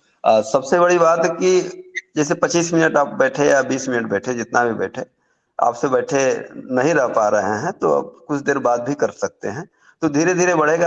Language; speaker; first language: Hindi; native; Hindi